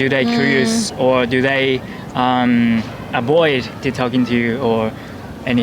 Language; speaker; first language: English; non-native, learner; Japanese